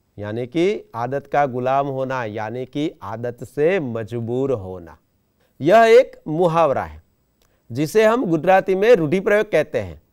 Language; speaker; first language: Hindi; non-native, local second language; Gujarati